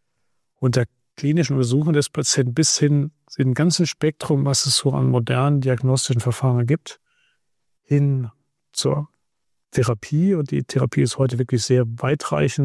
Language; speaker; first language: German; native; German